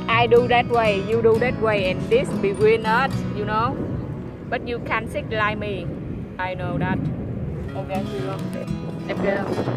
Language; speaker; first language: English; non-native, learner; Vietnamese